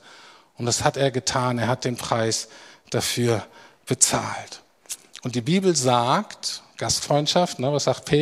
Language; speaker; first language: German; native; German